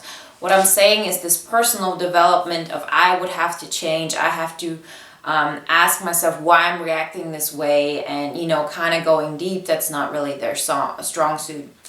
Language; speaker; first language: English; non-native, fluent; Bulgarian